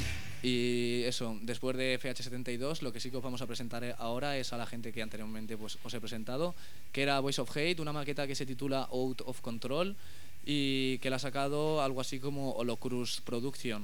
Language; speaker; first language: Spanish; native; Spanish